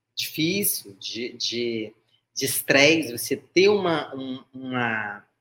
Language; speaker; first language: Portuguese; native; Portuguese